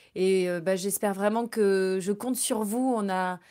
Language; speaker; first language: French; native; French